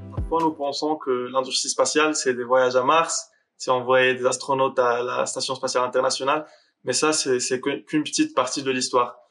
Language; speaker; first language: French; non-native, local second language; Arabic